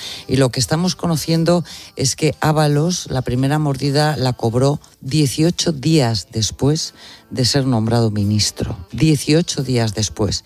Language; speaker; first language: Spanish; native; Spanish